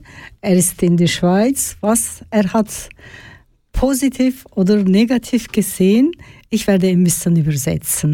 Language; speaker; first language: German; non-native, learner; Turkish